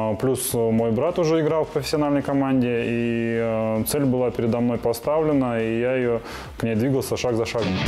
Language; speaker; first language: Russian; native; Russian